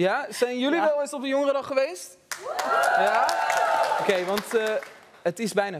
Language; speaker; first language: Dutch; native; Dutch